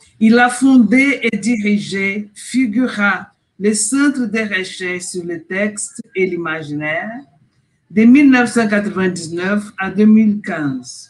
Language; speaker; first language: French; non-native, fluent; Portuguese